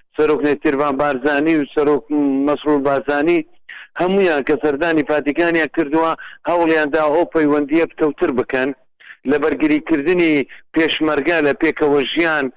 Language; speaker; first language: Central Kurdish; native; Central Kurdish